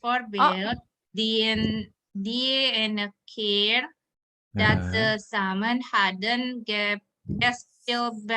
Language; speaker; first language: Dutch; non-native, learner; Indonesian